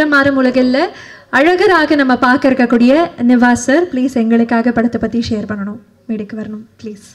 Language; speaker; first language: Tamil; native; Tamil